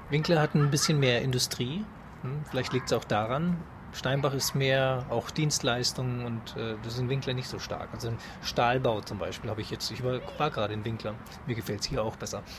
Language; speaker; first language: German; native; German